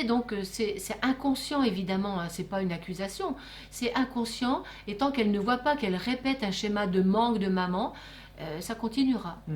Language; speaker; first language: French; native; French